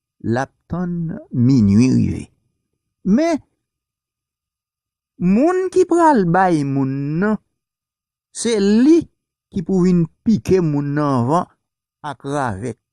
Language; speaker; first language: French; non-native, local second language; Haitian Creole